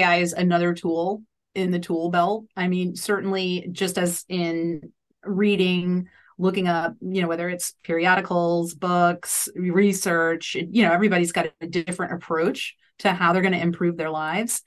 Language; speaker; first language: English; native; English